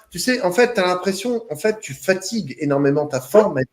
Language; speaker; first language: French; native; French